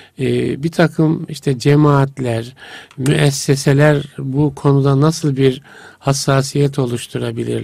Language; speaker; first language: Turkish; native; Turkish